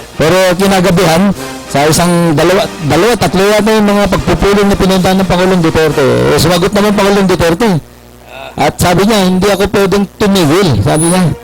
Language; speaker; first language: Filipino; native; Filipino